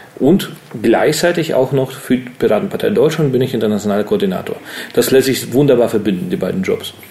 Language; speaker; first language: German; early bilingual, other home language; Russian